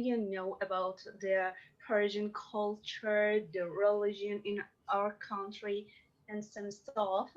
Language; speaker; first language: English; non-native, learner; Persian